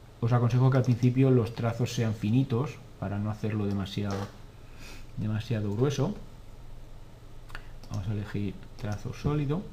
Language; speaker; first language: Spanish; native; Spanish